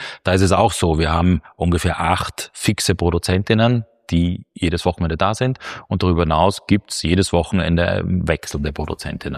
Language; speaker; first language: German; native; German